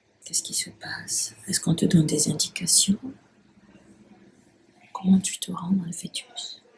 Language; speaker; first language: French; native; French